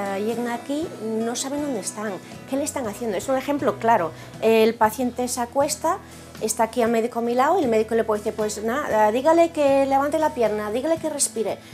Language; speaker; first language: Spanish; early bilingual, heritage; Spanish